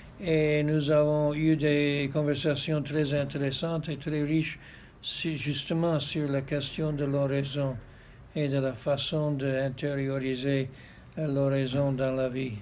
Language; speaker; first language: French; non-native, fluent; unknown